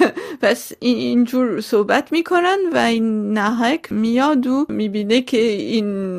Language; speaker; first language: Persian; non-native, local second language; Armenian